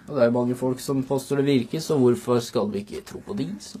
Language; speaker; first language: Norwegian; native; Norwegian